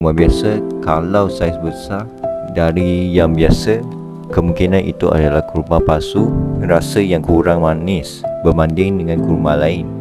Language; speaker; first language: Malay; native; Malay